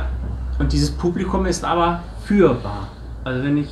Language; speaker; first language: German; native; German